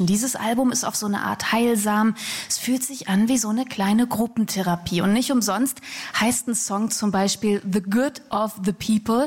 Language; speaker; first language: German; native; German